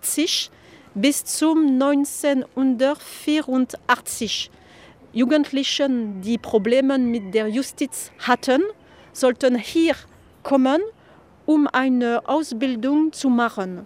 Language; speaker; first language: German; non-native, fluent; French